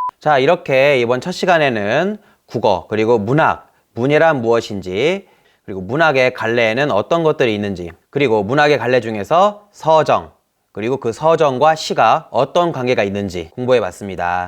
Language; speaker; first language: Korean; native; Korean